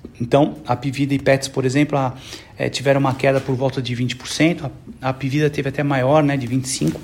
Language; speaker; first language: Portuguese; native; Portuguese